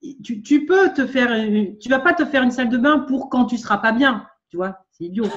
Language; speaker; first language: French; native; French